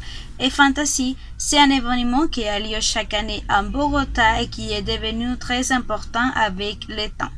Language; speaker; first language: French; non-native, learner; Spanish